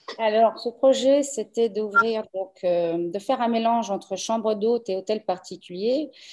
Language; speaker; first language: French; early bilingual, other home language; Portuguese